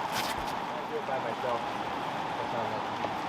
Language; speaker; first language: English; native; English